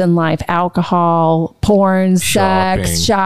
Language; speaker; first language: English; native; English